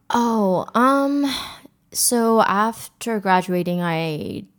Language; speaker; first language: English; early bilingual, other home language; Korean